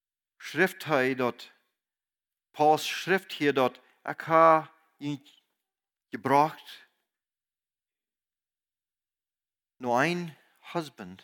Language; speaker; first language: German; non-native, learner; Plautdietsch